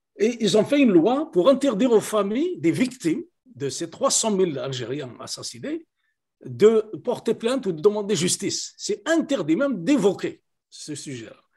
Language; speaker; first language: French; non-native, local second language; Kabyle